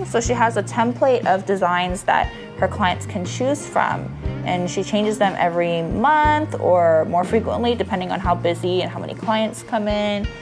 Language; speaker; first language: English; early bilingual, other home language; Korean